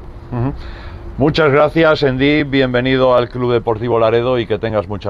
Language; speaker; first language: Spanish; native; Spanish